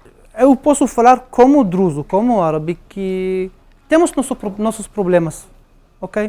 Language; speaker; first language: Portuguese; non-native, learner; Arabic